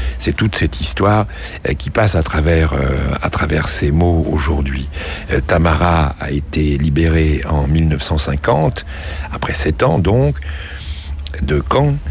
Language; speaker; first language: French; native; French